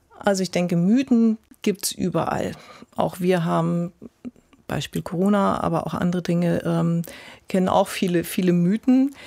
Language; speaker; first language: German; native; German